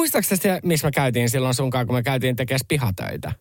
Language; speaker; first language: Finnish; native; Finnish